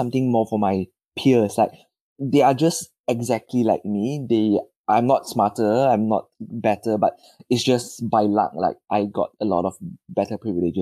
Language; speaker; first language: English; non-native, local second language; Chinese